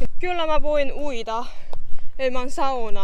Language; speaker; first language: Finnish; non-native, learner; Korean